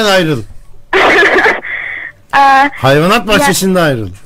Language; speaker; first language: Turkish; native; Turkish